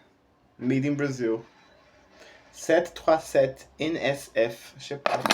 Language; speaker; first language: French; non-native, fluent; Portuguese